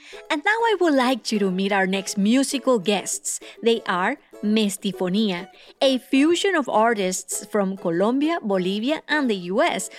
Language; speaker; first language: English; non-native, fluent; Spanish